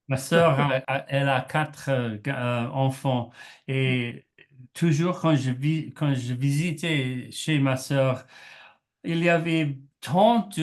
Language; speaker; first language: French; non-native, learner; English